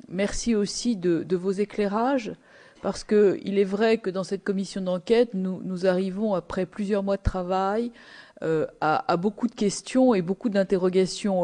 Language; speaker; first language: French; native; French